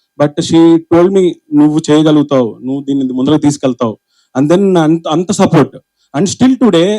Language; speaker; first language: Telugu; native; Telugu